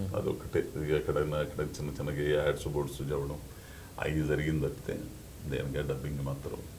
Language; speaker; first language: Telugu; native; Telugu